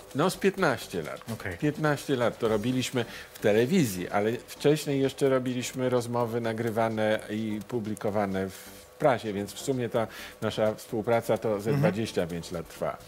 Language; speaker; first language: Polish; native; Polish